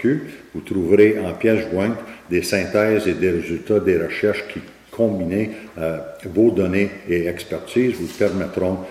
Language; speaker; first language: French; native; French